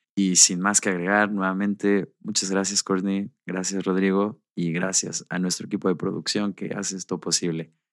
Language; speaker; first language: Spanish; native; Spanish